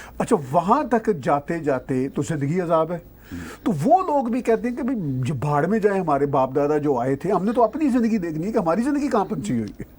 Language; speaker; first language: Urdu; non-native, local second language; Punjabi